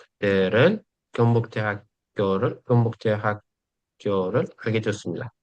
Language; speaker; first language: Korean; non-native, fluent; Uzbek